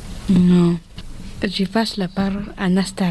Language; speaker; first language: French; early bilingual, other home language; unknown